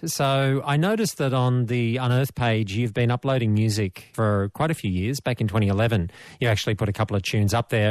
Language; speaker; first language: English; native; English